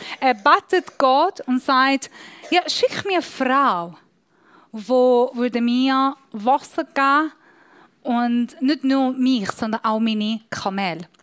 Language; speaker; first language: German; non-native, fluent; Persian